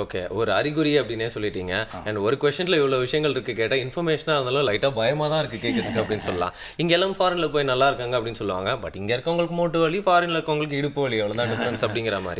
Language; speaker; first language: Tamil; native; Tamil